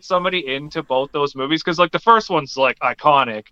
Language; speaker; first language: English; native; English